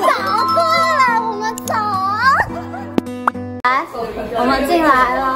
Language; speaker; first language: Chinese; native; Chinese